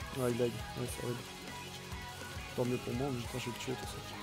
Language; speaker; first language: French; native; French